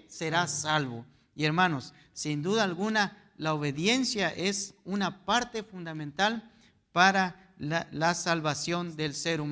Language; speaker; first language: Spanish; native; Spanish